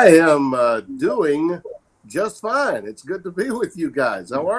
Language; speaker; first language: English; native; English